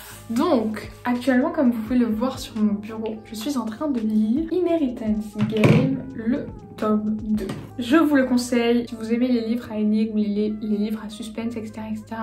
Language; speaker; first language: French; native; French